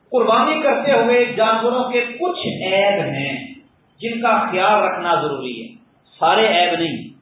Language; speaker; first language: Urdu; non-native, local second language; Punjabi